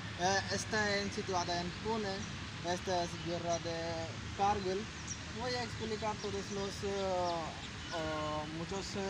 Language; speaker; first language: Spanish; non-native, learner; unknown